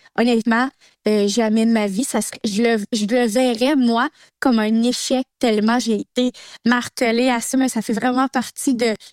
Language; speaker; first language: French; native; French